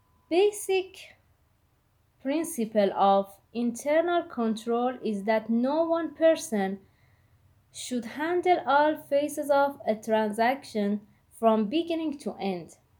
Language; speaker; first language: English; non-native, fluent; Persian